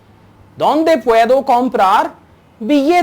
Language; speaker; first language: Spanish; non-native, learner; Urdu